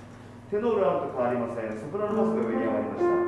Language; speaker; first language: Japanese; native; Japanese